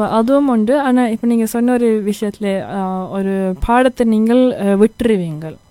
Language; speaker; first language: Tamil; early bilingual, heritage; Tamil